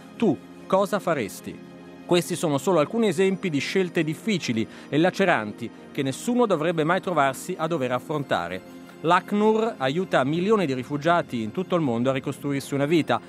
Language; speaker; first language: Italian; native; Italian